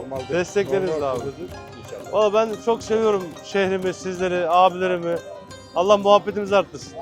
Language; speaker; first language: Turkish; native; Turkish